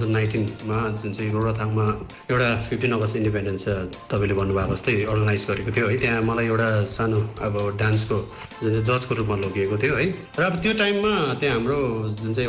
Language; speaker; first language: Nepali; native; Nepali